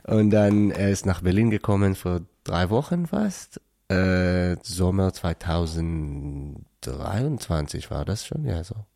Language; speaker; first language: German; non-native, learner; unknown